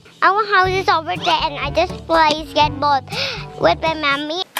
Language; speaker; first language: English; non-native, learner; Thai